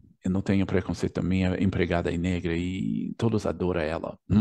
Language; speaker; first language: Portuguese; non-native, fluent; English